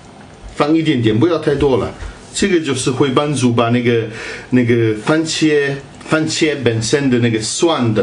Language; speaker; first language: Chinese; non-native, fluent; Italian